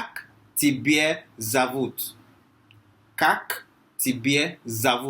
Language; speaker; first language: Russian; non-native, learner; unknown